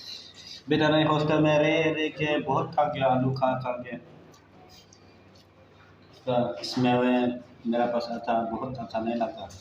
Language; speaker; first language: Hindi; non-native, local second language; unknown